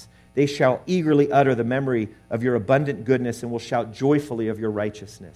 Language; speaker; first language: English; native; English